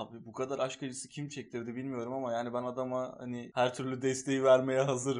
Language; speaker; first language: Turkish; native; Turkish